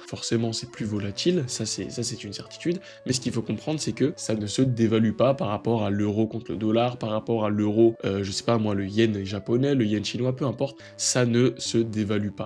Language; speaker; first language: French; native; French